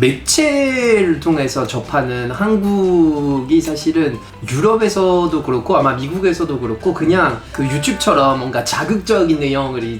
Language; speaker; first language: Korean; non-native, fluent; French